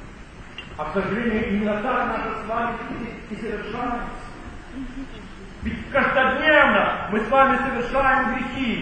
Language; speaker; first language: Russian; native; Russian